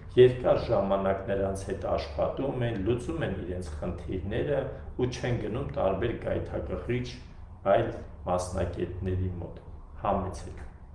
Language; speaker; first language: Armenian; native; Armenian